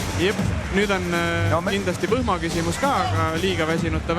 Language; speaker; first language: Estonian; native; Estonian